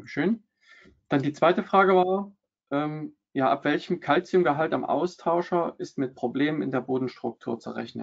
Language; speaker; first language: German; native; German